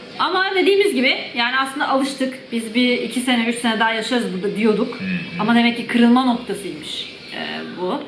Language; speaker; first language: Turkish; native; Turkish